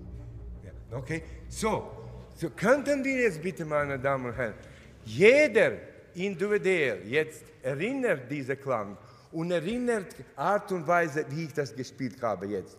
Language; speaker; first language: German; non-native, fluent; Latvian